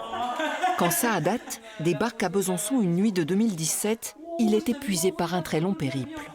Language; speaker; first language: French; native; French